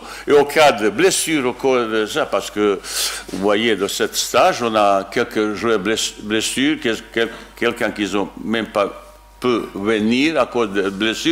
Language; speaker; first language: French; non-native, learner; Bosnian